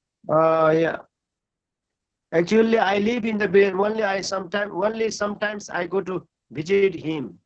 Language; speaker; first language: English; non-native, learner; Nepali